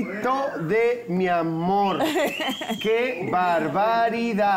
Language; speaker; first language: Spanish; native; Spanish